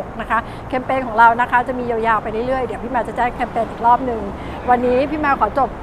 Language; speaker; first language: Thai; native; Thai